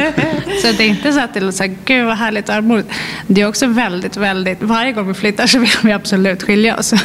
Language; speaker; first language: Swedish; native; Swedish